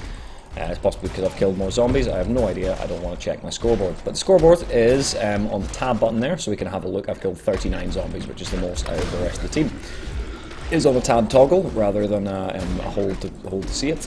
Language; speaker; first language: English; native; English